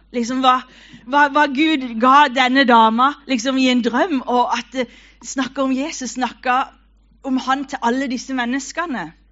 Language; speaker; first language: Norwegian; native; Norwegian